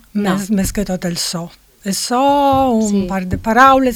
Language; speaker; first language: Catalan; non-native, fluent; Italian